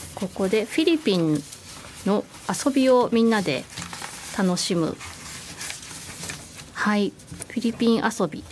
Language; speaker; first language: Japanese; native; Japanese